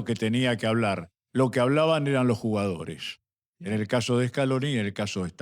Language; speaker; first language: Spanish; native; Spanish